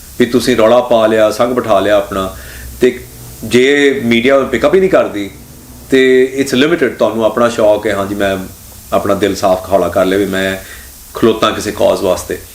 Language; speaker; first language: Punjabi; early bilingual, heritage; Punjabi